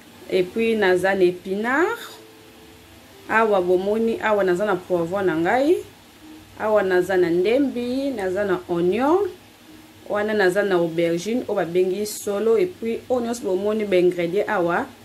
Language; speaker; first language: French; non-native, local second language; Lingala